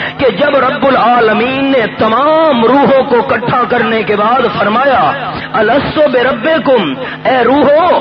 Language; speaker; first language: Urdu; non-native, local second language; Pashto